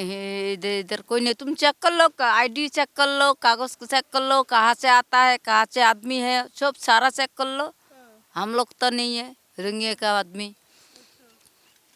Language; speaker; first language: Hindi; non-native, local second language; Bangla